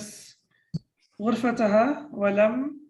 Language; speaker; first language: Arabic; non-native, fluent; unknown